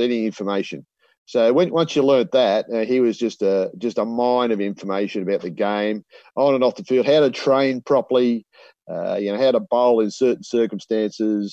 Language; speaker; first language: English; native; English